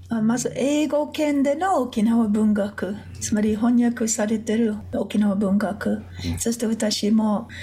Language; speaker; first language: Japanese; non-native, fluent; English